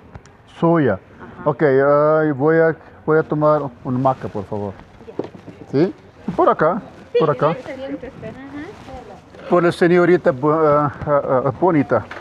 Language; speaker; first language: Spanish; non-native, learner; Hindi